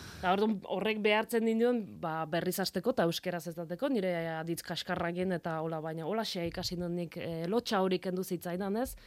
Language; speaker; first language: Basque; non-native, fluent; Polish